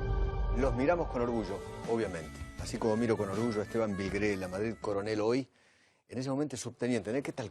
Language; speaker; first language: Spanish; native; Spanish